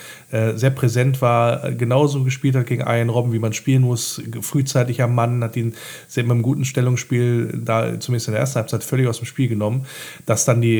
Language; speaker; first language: German; native; German